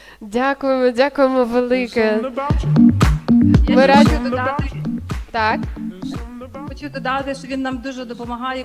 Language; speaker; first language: Ukrainian; native; Ukrainian